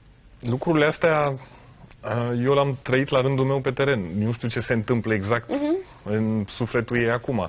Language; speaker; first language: Romanian; native; Romanian